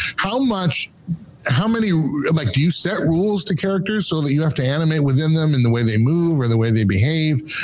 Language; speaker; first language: English; native; English